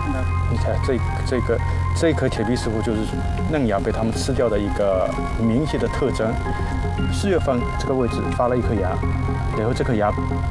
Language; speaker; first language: Chinese; native; Chinese